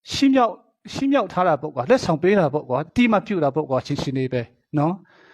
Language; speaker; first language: Burmese; non-native, local second language; Kachin